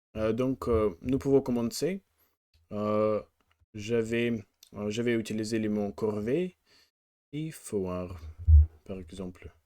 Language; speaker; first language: French; non-native, learner; Russian